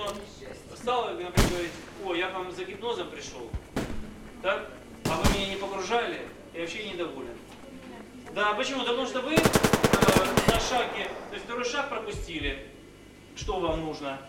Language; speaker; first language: Russian; native; Russian